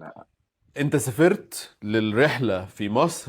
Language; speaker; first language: Arabic; native; Arabic